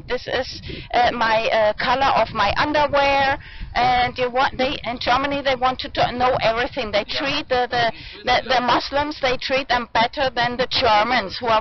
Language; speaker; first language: English; non-native, fluent; German